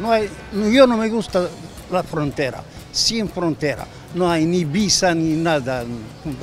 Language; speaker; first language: Spanish; non-native, learner; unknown